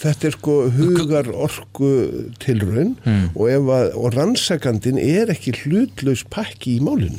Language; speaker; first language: Icelandic; native; Icelandic